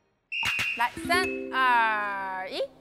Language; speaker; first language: Chinese; native; Chinese